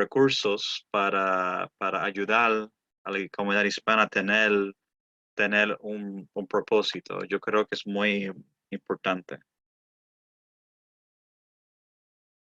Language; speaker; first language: Spanish; early bilingual, heritage; Spanish